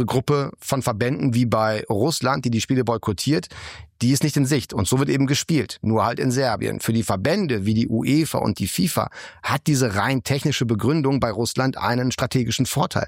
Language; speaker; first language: German; native; German